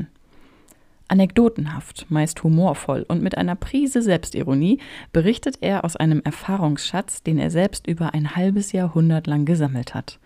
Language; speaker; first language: German; native; German